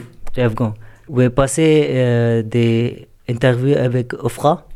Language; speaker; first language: French; non-native, learner; Urdu